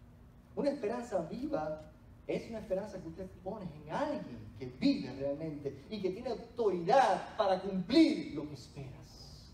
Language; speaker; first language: Spanish; native; Spanish